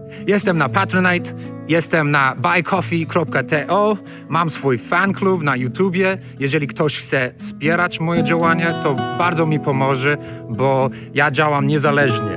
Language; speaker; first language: Polish; non-native, learner; English